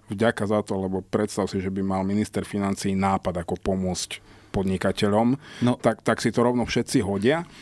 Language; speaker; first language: Slovak; non-native, local second language; Hungarian